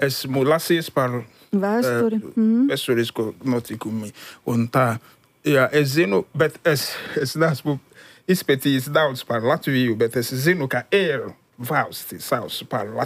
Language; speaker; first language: Latvian; non-native, learner; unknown